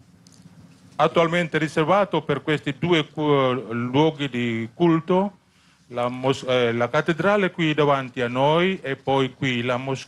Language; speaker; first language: Italian; non-native, fluent; Indonesian